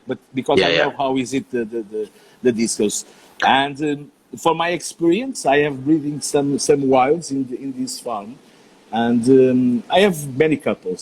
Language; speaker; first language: English; non-native, learner; Portuguese